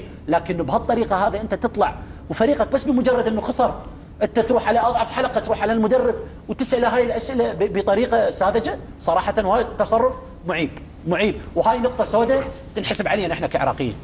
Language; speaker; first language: Arabic; native; Arabic